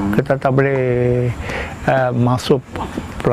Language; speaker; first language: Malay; non-native, local second language; Tamil